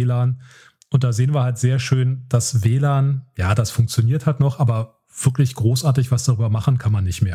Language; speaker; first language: German; native; German